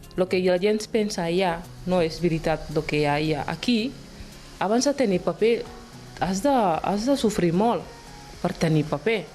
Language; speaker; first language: Catalan; non-native, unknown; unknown